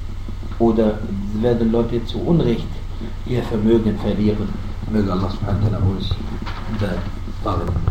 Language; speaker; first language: German; non-native, fluent; Arabic